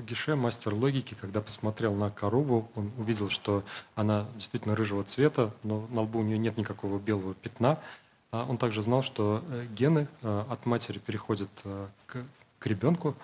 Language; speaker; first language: Russian; native; Russian